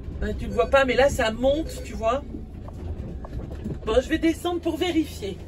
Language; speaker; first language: French; native; French